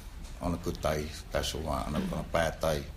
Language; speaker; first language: English; native; English